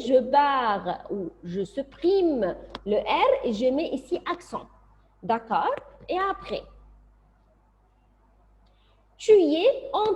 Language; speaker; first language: French; non-native, fluent; Arabic